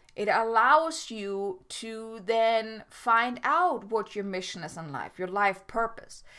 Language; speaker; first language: English; non-native, fluent; German